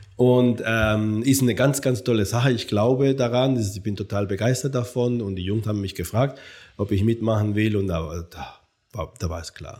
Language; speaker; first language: German; non-native, fluent; Spanish